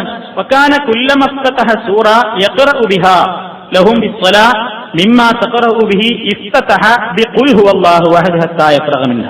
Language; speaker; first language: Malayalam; native; Malayalam